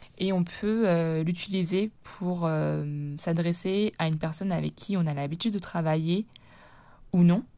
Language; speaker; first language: French; native; French